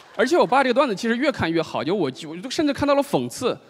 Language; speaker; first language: Chinese; native; Chinese